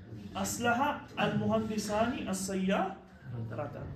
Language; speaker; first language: Arabic; non-native, fluent; Urdu